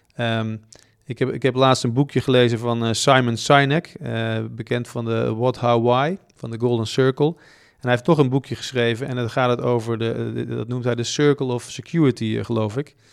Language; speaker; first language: Dutch; native; Dutch